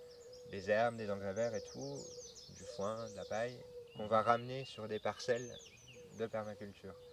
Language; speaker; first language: French; native; French